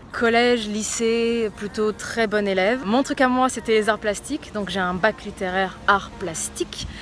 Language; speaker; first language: French; early bilingual, other home language; Portuguese